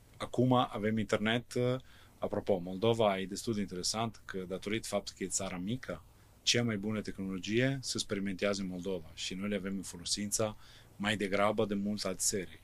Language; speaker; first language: Romanian; non-native, fluent; Italian